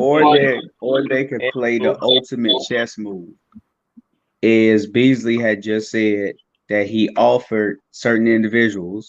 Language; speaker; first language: English; native; English